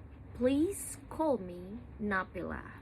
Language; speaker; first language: English; non-native, learner; Indonesian